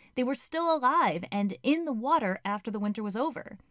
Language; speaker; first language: English; native; English